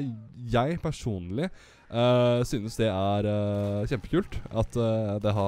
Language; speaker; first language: Norwegian; native; Norwegian